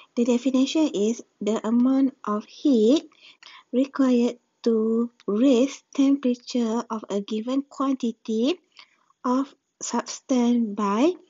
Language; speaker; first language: English; non-native, local second language; Malay